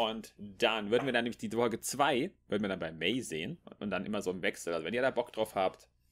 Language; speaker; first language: German; native; German